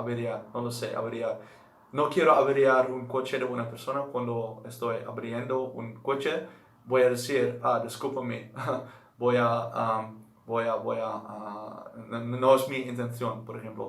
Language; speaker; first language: Spanish; non-native, learner; Dutch